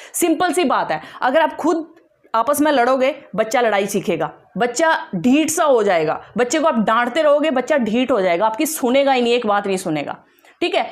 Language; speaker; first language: Hindi; non-native, local second language; Dogri